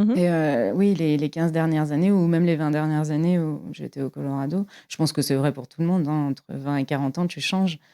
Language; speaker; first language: French; native; French